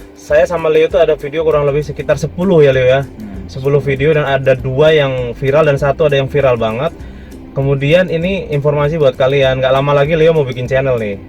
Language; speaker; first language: Indonesian; native; Indonesian